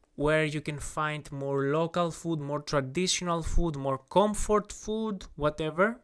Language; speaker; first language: English; non-native, fluent; Greek